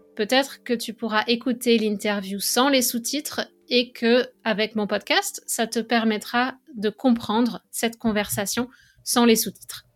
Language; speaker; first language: French; native; French